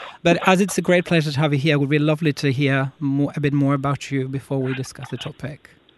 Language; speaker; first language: English; non-native, fluent; Greek